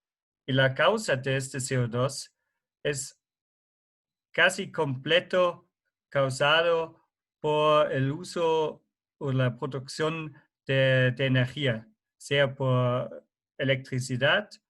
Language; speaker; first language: Spanish; non-native, fluent; German